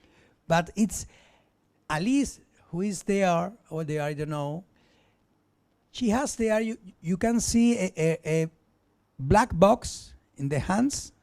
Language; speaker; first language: English; non-native, learner; Spanish